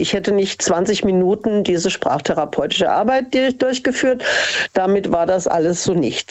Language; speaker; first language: German; native; German